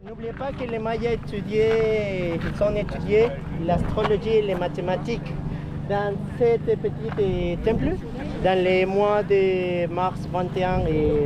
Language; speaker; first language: French; non-native, learner; Spanish